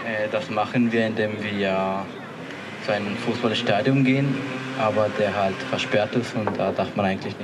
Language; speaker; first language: German; native; German